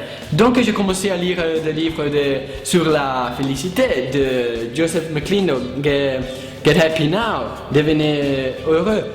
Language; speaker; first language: French; non-native, learner; Italian